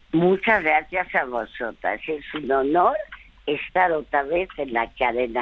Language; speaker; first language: Spanish; early bilingual, other home language; French